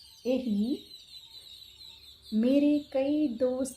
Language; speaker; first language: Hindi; non-native, fluent; Sinhala